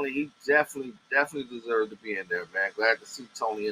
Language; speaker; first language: English; native; English